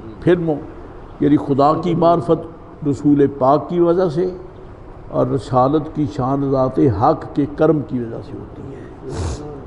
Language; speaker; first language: Urdu; non-native, local second language; Punjabi